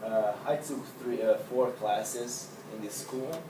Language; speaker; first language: English; non-native, learner; Hungarian